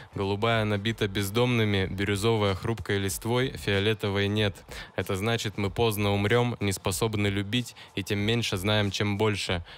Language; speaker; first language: Russian; native; Russian